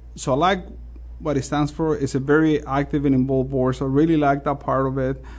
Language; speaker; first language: English; non-native, fluent; Spanish